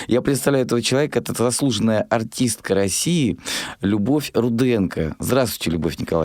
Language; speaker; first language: Russian; native; Russian